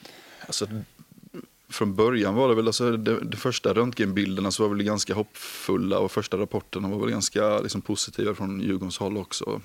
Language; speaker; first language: Swedish; native; Swedish